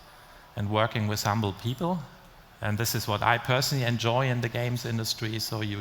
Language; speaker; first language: English; non-native, fluent; German